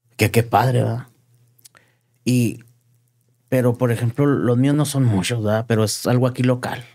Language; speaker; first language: Spanish; native; Spanish